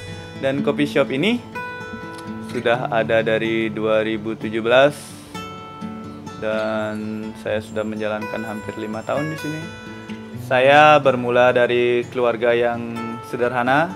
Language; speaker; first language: Indonesian; non-native, local second language; Balinese